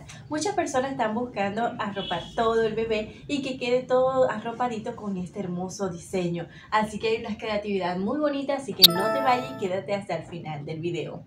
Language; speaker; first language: Spanish; native; Spanish